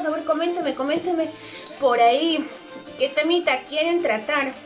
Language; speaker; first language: Spanish; native; Spanish